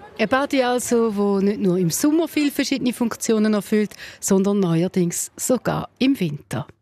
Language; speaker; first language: German; native; German